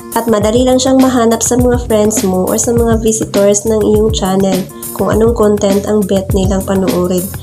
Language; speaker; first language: Filipino; non-native, local second language; Cebuano